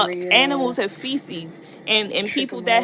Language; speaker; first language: English; native; English